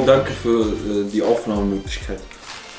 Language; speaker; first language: German; native; German